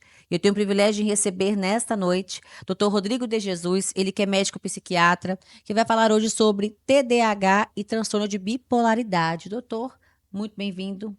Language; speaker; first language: Portuguese; native; Portuguese